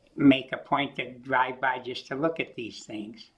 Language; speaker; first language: English; native; English